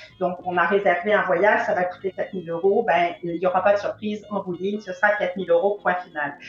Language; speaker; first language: French; native; French